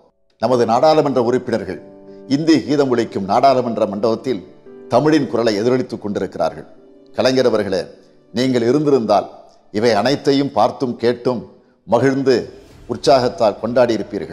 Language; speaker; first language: Tamil; native; Tamil